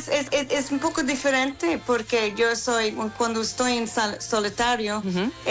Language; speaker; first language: Spanish; non-native, fluent; English